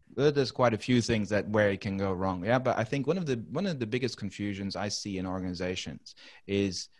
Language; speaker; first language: English; non-native, fluent; Dutch